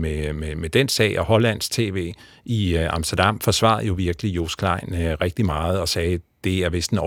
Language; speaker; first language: Danish; native; Danish